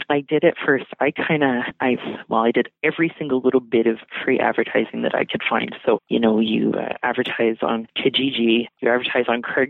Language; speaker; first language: English; native; English